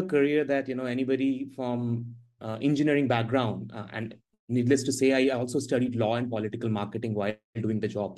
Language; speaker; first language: English; non-native, local second language; Hindi